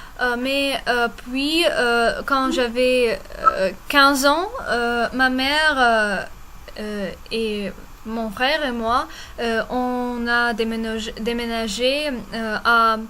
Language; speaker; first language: French; non-native, fluent; Russian